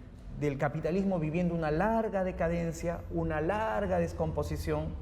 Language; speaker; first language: Spanish; native; Spanish